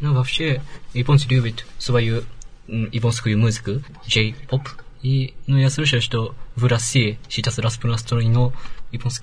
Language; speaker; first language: Russian; non-native, learner; Japanese